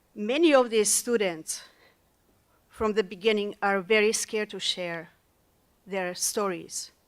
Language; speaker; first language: English; non-native, fluent; Slovak